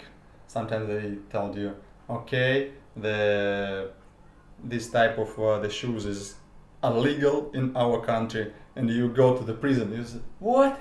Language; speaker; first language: English; non-native, learner; Russian